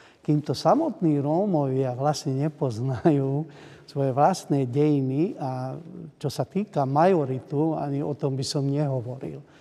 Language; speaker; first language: Slovak; non-native, local second language; Hungarian